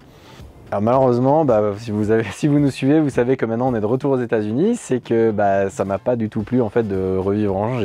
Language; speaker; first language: French; native; French